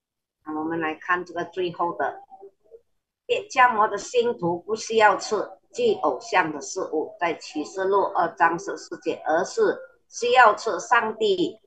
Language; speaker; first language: Chinese; early bilingual, heritage; Chinese